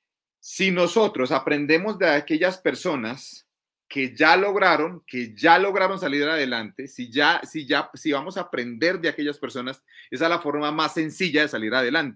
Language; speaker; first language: Spanish; native; Spanish